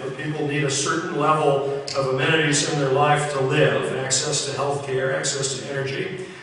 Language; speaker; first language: English; native; English